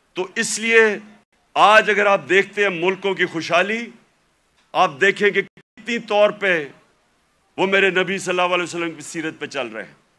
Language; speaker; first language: Urdu; native; Urdu